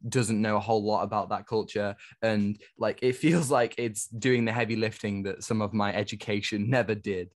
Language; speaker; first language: English; native; English